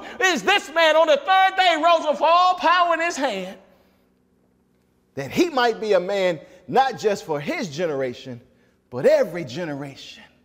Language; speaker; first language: English; native; English